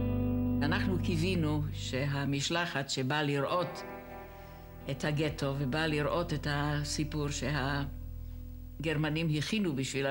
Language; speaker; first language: Hebrew; non-native, fluent; Czech